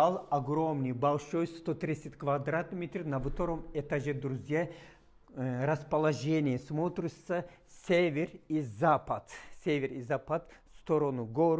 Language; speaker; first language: Russian; non-native, learner; Turkish